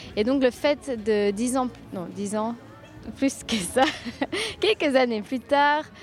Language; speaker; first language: French; native; French